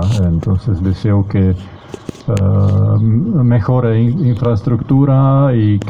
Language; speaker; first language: Spanish; non-native, fluent; Slovak